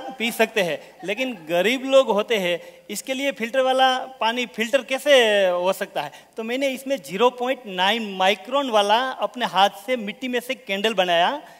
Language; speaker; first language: Hindi; non-native, local second language; Gujarati